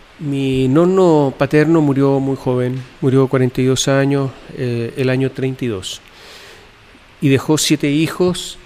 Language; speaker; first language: Spanish; native; Spanish